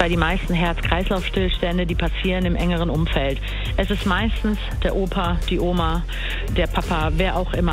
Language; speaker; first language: German; native; German